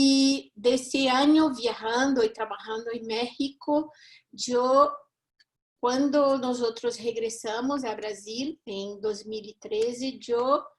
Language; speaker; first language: Spanish; non-native, fluent; Portuguese